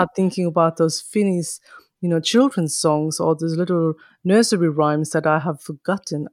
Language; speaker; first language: English; non-native, fluent; Finnish